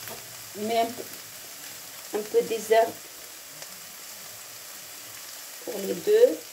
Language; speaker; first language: French; non-native, learner; Arabic